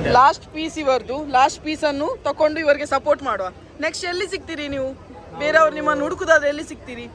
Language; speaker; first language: Kannada; non-native, local second language; Tulu